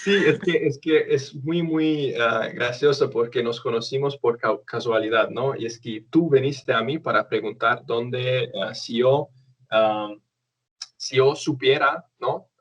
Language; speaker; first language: Spanish; non-native, fluent; Romanian